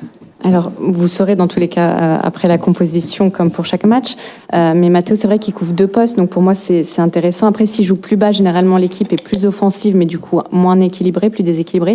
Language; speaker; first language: French; native; French